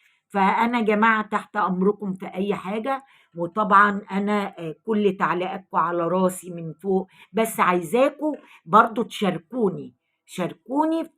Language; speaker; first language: Arabic; native; Arabic